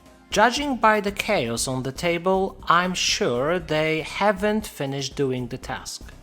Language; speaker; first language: English; non-native, fluent; Polish